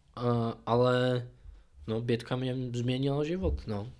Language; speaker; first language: Czech; non-native, fluent; English